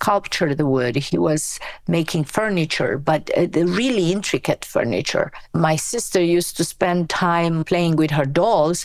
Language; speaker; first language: English; non-native, fluent; Romanian